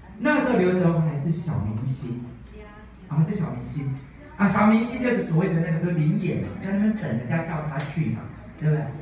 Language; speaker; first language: Chinese; native; Chinese